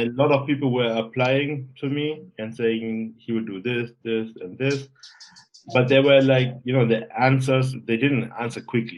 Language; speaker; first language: English; non-native, fluent; German